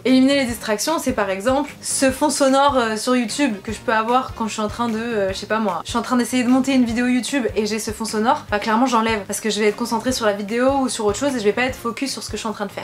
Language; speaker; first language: French; native; French